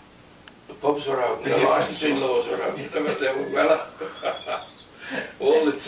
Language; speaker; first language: English; native; English